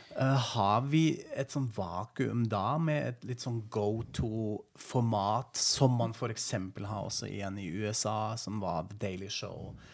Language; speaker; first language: Norwegian; non-native, fluent; German